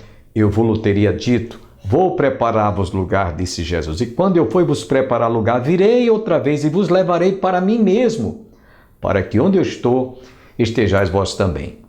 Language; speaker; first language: Portuguese; native; Portuguese